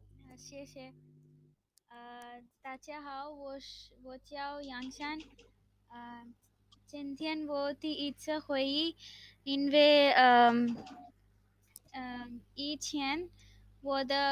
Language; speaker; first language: Chinese; non-native, learner; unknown